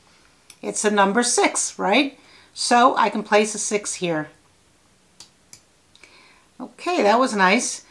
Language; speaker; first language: English; native; English